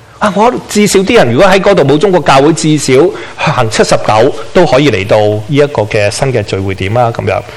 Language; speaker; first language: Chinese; non-native, local second language; Cantonese